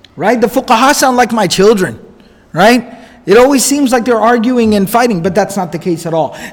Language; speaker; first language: English; native; English